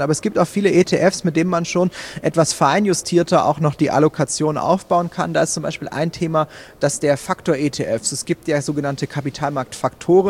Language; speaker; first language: German; native; German